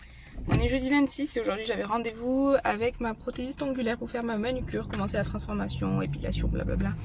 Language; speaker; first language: French; native; French